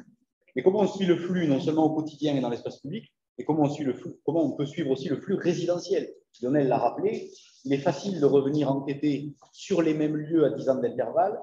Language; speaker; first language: French; native; French